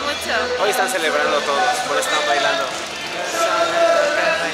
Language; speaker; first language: Spanish; native; Spanish